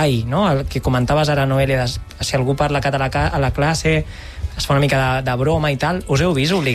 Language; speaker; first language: Catalan; native; Catalan